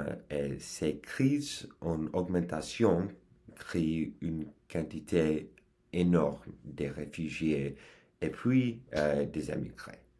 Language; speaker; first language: French; non-native, learner; English